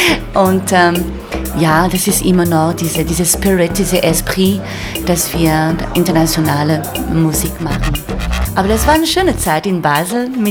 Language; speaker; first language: German; non-native, fluent; French